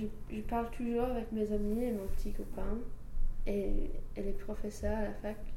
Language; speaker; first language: French; non-native, fluent; English